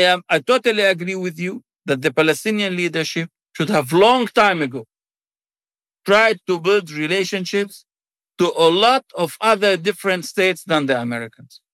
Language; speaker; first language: English; non-native, fluent; Arabic